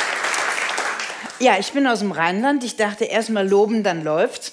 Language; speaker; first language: German; native; German